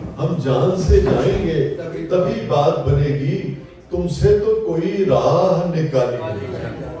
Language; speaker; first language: Urdu; non-native, local second language; Punjabi